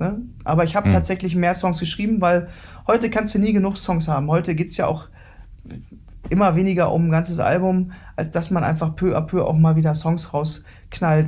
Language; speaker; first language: German; native; German